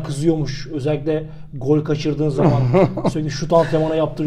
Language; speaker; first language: Turkish; native; Turkish